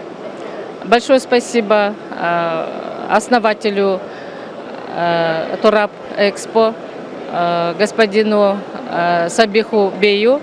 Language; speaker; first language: Russian; non-native, local second language; Kyrgyz